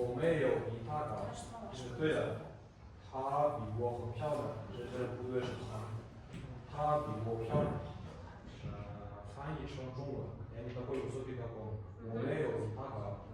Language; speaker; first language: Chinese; non-native, learner; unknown